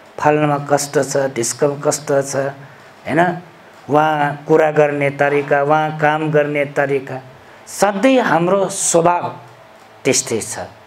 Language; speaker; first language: Nepali; non-native, local second language; Newari